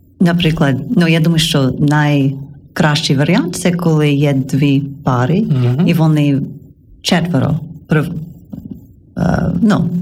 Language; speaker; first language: Ukrainian; non-native, learner; English